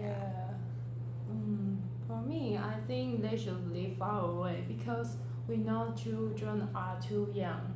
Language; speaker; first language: English; non-native, learner; Chinese